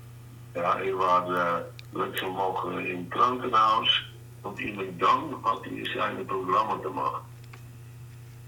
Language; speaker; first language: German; non-native, learner; Dutch